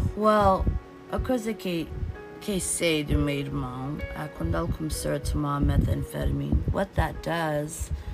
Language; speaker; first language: Portuguese; early bilingual, heritage; Portuguese